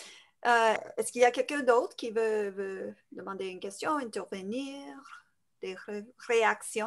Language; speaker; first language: French; non-native, fluent; English